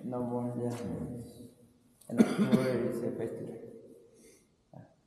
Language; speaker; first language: English; non-native, learner; Spanish